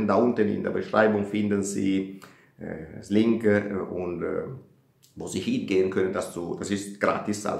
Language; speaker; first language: German; non-native, fluent; Italian